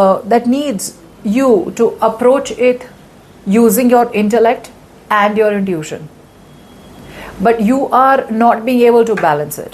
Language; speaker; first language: English; non-native, local second language; Hindi